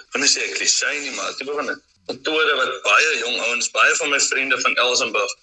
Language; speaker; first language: Afrikaans; native; Afrikaans